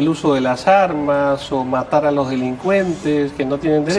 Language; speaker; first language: Spanish; native; Spanish